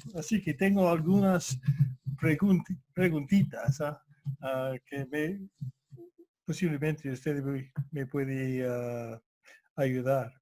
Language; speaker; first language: Spanish; non-native, fluent; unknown